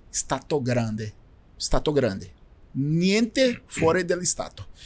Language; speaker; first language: Italian; non-native, learner; Portuguese